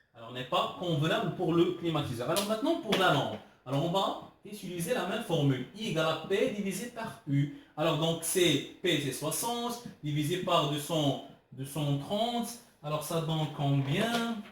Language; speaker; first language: French; non-native, local second language; Arabic